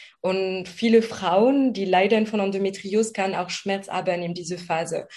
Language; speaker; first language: German; non-native, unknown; French